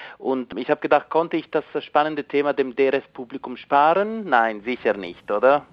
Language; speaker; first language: German; non-native, local second language; Italian